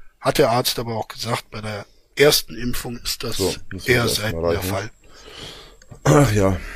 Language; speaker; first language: German; native; German